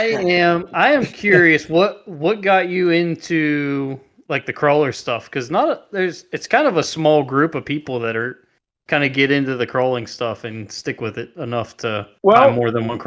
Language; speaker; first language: English; native; English